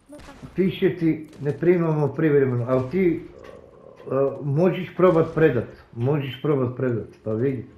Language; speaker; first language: Serbian; native; Serbian